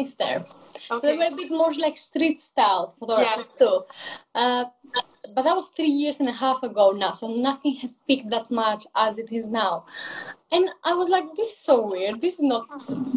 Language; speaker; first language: English; non-native, fluent; Greek